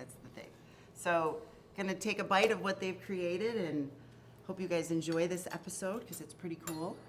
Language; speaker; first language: English; native; English